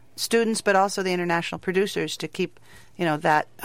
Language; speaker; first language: English; native; English